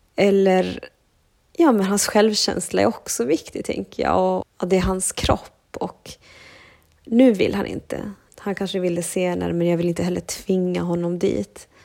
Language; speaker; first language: Swedish; early bilingual, other home language; Spanish